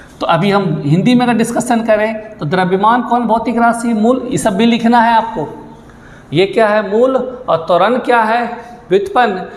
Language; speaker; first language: Hindi; native; Hindi